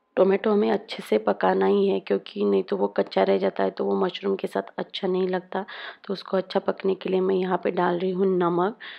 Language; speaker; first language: Hindi; native; Hindi